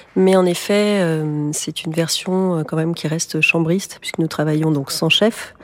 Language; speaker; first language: French; native; French